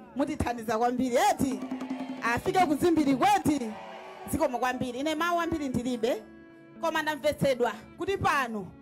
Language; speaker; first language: Nyanja; native; Nyanja